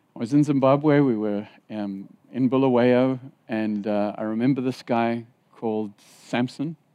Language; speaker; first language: English; native; English